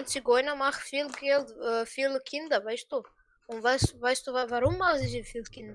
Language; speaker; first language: German; non-native, learner; Croatian